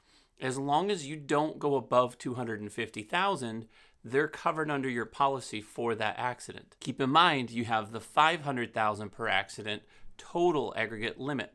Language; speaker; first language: English; native; English